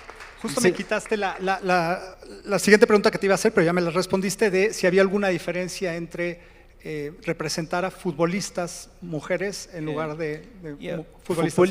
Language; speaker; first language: Spanish; native; Spanish